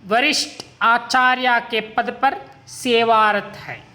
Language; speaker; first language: Hindi; non-native, local second language; Kannada